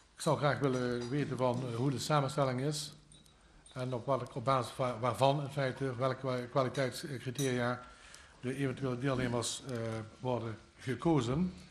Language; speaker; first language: Dutch; native; Dutch